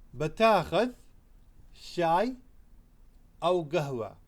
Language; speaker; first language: Arabic; non-native, fluent; Urdu